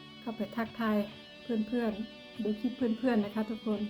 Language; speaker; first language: Thai; non-native, local second language; Northeastern Thai